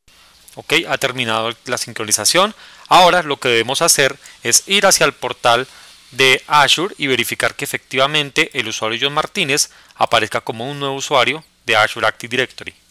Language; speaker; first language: Spanish; native; Spanish